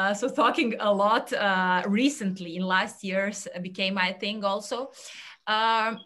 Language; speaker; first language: English; non-native, fluent; Serbian